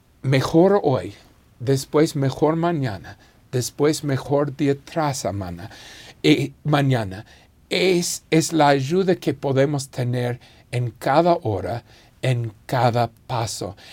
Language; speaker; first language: Spanish; non-native, fluent; English